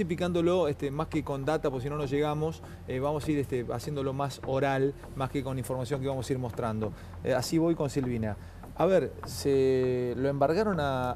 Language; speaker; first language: Spanish; native; Spanish